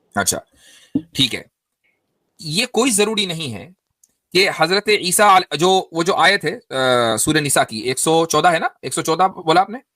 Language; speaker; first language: Urdu; native; Urdu